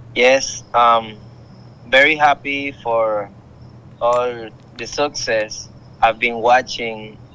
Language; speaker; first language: English; non-native, learner; Spanish